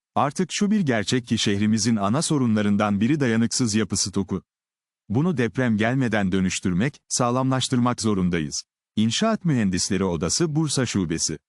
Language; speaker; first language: Turkish; native; Turkish